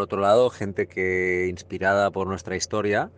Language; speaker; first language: Spanish; native; Spanish